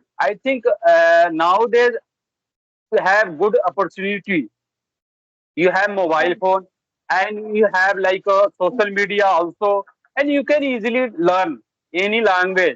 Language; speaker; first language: English; non-native, learner; Bhojpuri